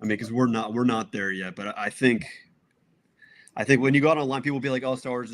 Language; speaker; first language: English; native; English